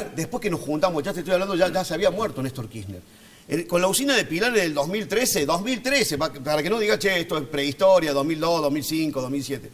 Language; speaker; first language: Spanish; native; Spanish